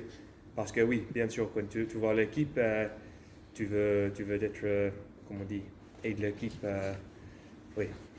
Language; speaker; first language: French; non-native, learner; English